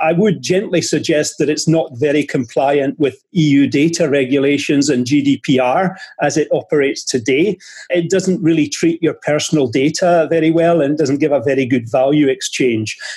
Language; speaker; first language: English; native; English